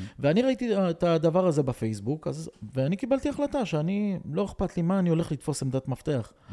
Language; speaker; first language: Hebrew; non-native, fluent; Russian